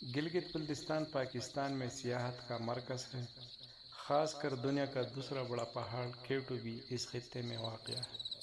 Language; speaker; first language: Urdu; non-native, local second language; Pashto